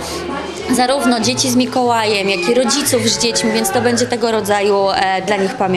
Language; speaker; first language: Polish; native; Polish